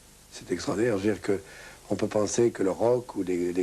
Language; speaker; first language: French; native; French